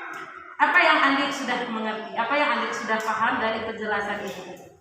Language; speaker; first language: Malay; non-native, local second language; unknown